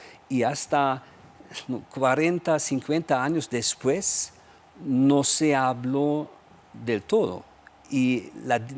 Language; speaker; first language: Spanish; non-native, fluent; German